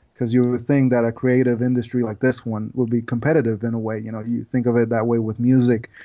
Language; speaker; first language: English; non-native, fluent; Spanish